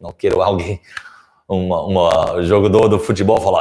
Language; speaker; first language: Portuguese; non-native, fluent; English